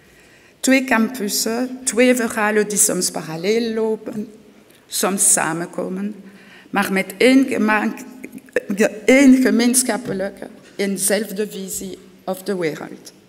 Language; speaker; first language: Dutch; non-native, local second language; French